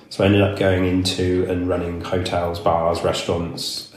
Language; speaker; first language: English; native; English